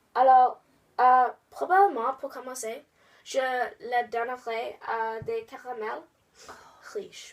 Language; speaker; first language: French; non-native, learner; English